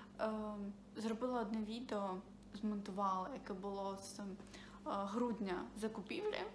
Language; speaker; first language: Ukrainian; non-native, local second language; Russian